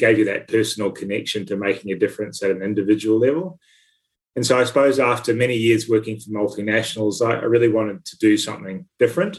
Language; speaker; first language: English; native; English